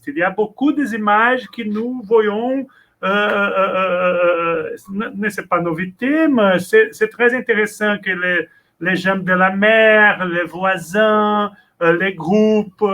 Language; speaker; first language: French; non-native, learner; Portuguese